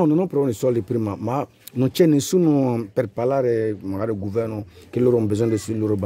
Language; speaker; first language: Italian; non-native, learner; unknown